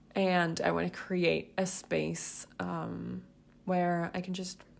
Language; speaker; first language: English; non-native, fluent; Swiss German